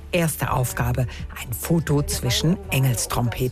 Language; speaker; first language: German; native; German